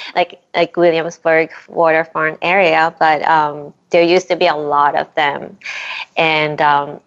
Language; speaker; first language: English; non-native, fluent; Japanese